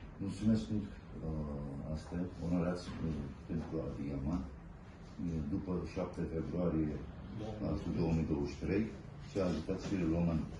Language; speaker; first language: Romanian; non-native, learner; Turkish